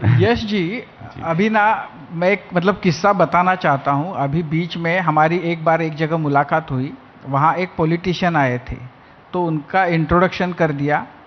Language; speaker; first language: Hindi; non-native, local second language; Marathi